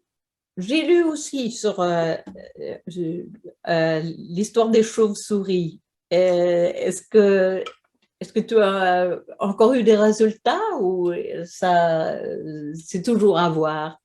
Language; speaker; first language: French; non-native, fluent; Swedish